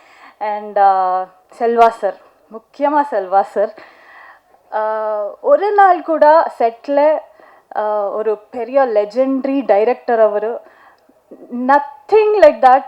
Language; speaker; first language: Tamil; non-native, learner; Kannada